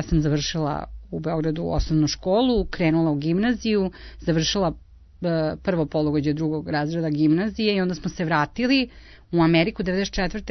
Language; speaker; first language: Serbian; early bilingual, heritage; Serbian